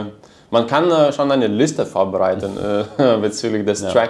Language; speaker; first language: German; non-native, learner; Lithuanian